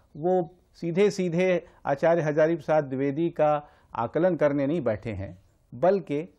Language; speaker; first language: Hindi; native; Hindi